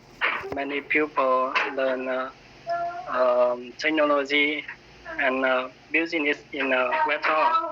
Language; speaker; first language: English; non-native, learner; Vietnamese